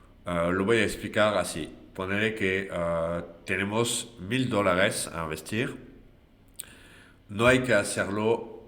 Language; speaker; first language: Spanish; non-native, fluent; French